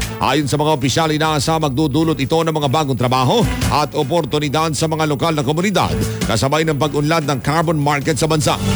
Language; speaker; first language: Filipino; non-native, local second language; Cebuano